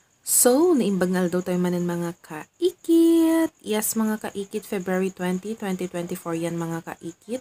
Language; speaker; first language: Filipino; non-native, local second language; Iloko